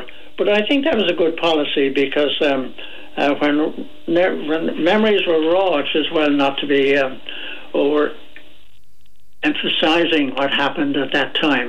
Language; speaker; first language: English; native; English